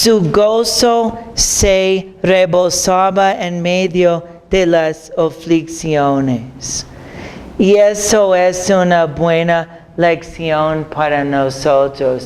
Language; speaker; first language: Spanish; non-native, fluent; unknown